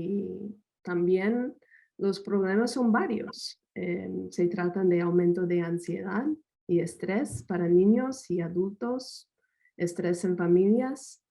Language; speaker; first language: Spanish; non-native, fluent; English